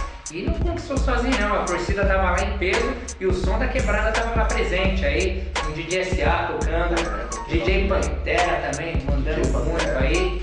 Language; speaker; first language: Portuguese; native; Portuguese